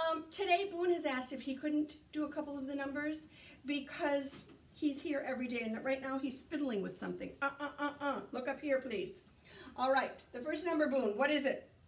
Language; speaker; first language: English; native; English